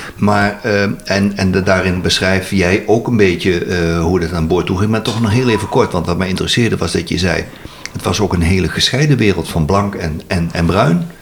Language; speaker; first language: Dutch; native; Dutch